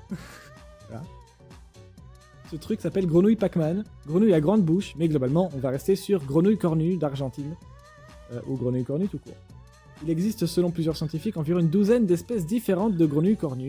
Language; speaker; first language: French; native; French